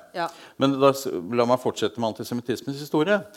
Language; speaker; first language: Norwegian; non-native, fluent; Hungarian